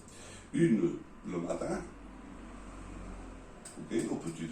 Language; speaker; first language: French; non-native, learner; Portuguese